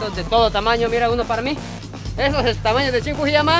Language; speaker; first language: Spanish; non-native, fluent; Japanese